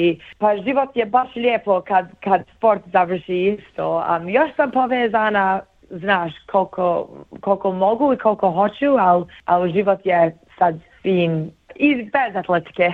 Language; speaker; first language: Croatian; early bilingual, heritage; Bosnian